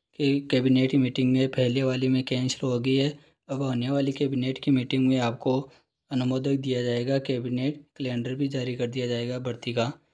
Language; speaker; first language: Hindi; native; Hindi